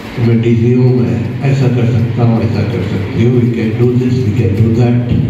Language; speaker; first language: Hindi; non-native, local second language; Urdu